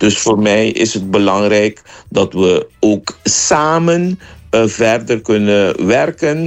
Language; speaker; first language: Dutch; non-native, local second language; Papiamento